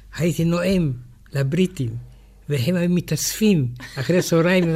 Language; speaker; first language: Hebrew; non-native, fluent; French